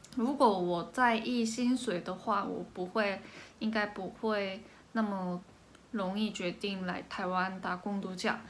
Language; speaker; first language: Chinese; non-native, fluent; Korean